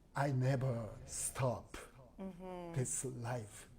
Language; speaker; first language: English; non-native, learner; Japanese